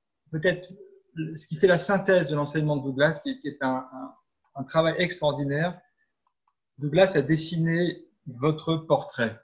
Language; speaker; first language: French; native; French